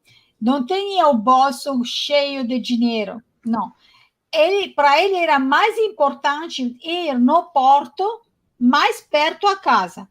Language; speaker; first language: Portuguese; non-native, fluent; Italian